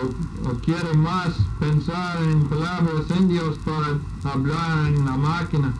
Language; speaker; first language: Spanish; non-native, learner; English